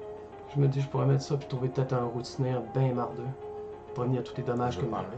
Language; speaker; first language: French; native; French